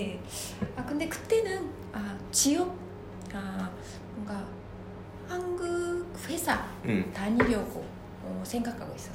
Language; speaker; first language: Korean; non-native, fluent; Japanese